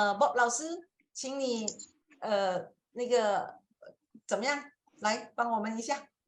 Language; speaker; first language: Chinese; non-native, fluent; Indonesian